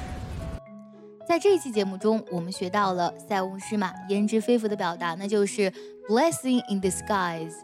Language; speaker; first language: Chinese; native; Chinese